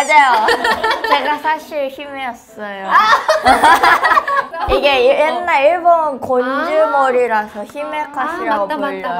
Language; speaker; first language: Korean; non-native, fluent; Japanese